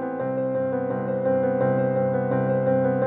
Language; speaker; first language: English; non-native, local second language; Cantonese